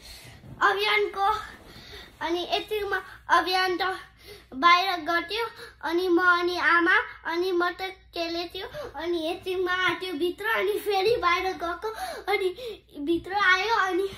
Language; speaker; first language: Nepali; early bilingual, heritage; Nepali